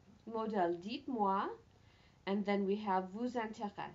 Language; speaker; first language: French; non-native, fluent; English